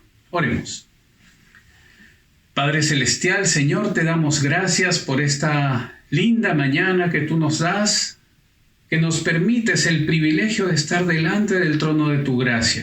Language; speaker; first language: Spanish; native; Spanish